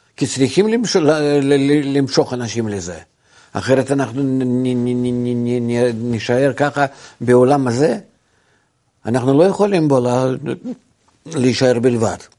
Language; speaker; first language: Hebrew; non-native, fluent; Russian